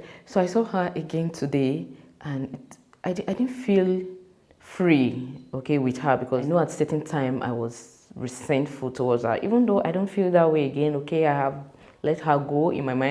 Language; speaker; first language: English; non-native, local second language; Yoruba